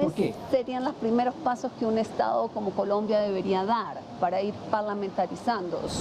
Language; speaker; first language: Spanish; native; Spanish